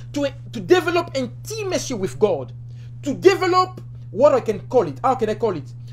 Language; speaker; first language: English; non-native, learner; Lingala